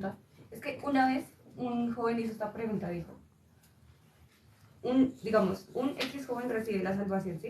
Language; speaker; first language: Spanish; native; Spanish